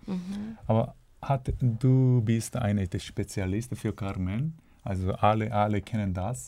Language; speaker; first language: German; non-native, fluent; Korean